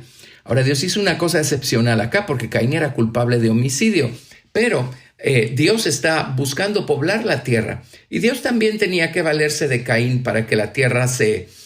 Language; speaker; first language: Spanish; native; Spanish